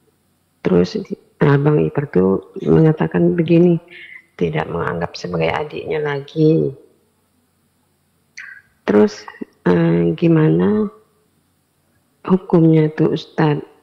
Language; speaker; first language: Malay; native; Malay